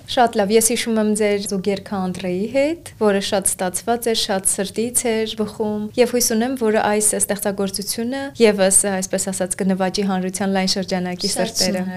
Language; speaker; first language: Armenian; native; Armenian